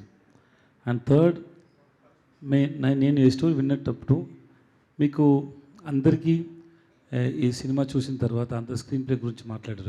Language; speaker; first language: Telugu; non-native, learner; Tamil